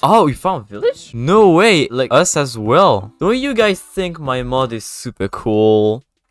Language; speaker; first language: English; non-native, fluent; French